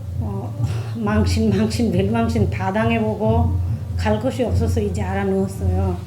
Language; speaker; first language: Korean; non-native, fluent; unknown